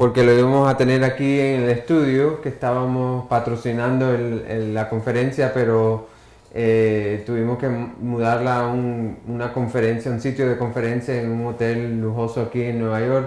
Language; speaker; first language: Spanish; early bilingual, heritage; Spanish